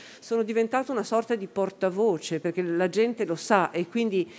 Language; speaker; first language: Italian; native; Italian